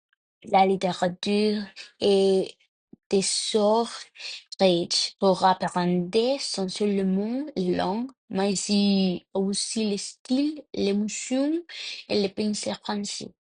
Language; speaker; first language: French; non-native, learner; Spanish